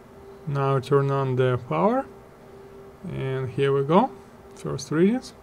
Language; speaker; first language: English; non-native, fluent; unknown